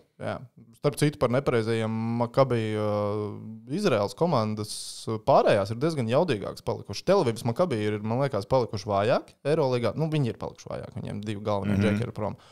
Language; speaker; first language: Latvian; native; Latvian